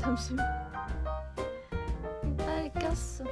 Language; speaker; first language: Korean; non-native, local second language; Chinese